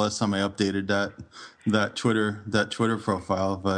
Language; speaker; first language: English; native; English